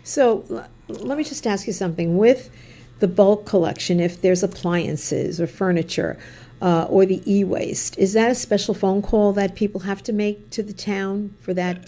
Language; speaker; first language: English; native; English